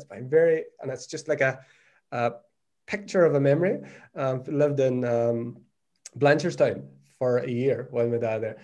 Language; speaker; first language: English; native; English